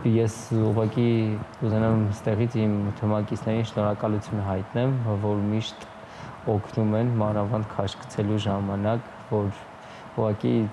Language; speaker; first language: Armenian; native; Armenian